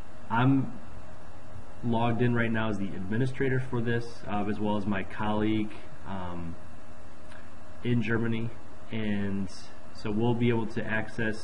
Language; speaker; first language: English; native; English